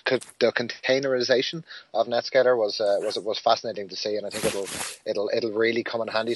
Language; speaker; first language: English; native; English